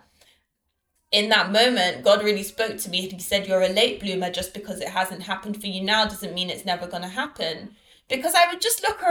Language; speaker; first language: English; native; English